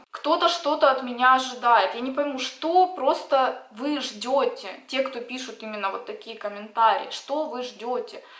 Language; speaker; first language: Russian; native; Russian